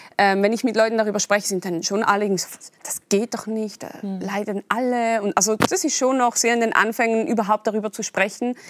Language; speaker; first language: German; native; German